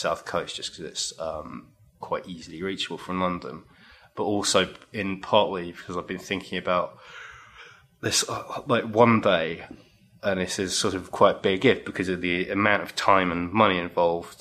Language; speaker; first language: English; native; English